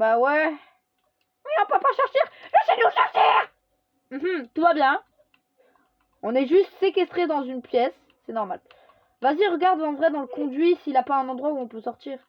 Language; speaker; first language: French; native; French